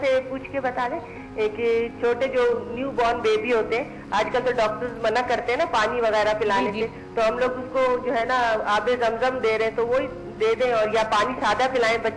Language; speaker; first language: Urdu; non-native, local second language; Punjabi